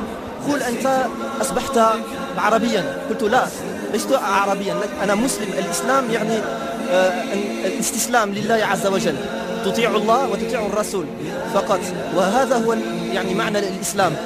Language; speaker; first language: Arabic; non-native, fluent; Italian